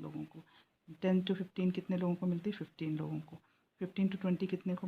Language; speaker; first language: Hindi; native; Hindi